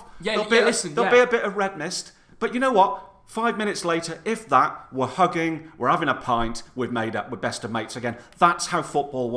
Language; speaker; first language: English; native; English